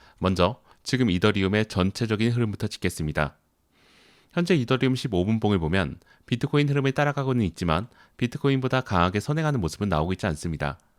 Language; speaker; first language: Korean; native; Korean